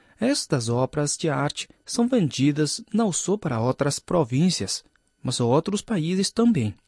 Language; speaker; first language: Portuguese; non-native, fluent; Chinese